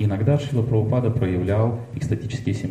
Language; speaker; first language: Russian; native; Russian